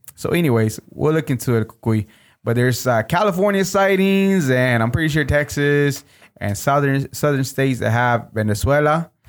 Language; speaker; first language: English; early bilingual, other home language; Spanish